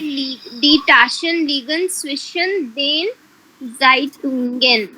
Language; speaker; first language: German; non-native, fluent; Hindi